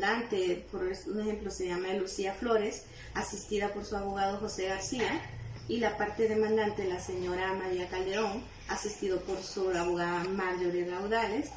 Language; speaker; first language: Spanish; native; Spanish